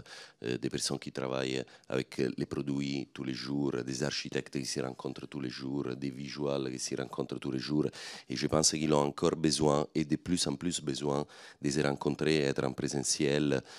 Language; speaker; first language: French; non-native, fluent; Italian